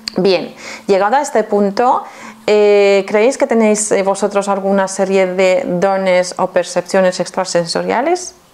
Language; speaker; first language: Spanish; non-native, fluent; Polish